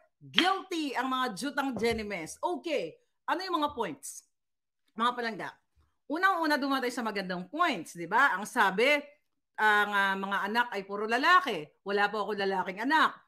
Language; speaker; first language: Filipino; non-native, local second language; Cebuano